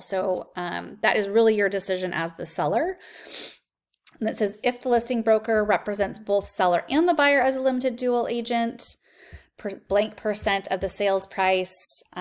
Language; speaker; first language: English; native; English